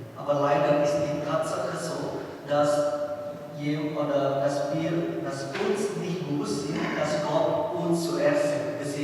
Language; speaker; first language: German; non-native, learner; Indonesian